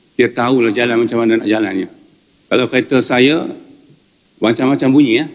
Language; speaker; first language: Malay; native; Malay